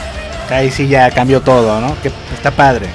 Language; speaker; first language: Spanish; native; Spanish